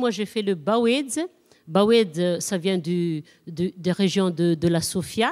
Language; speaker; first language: French; non-native, local second language; Malagasy